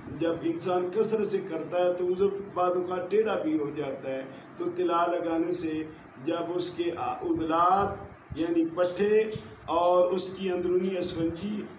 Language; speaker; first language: Urdu; non-native, local second language; Punjabi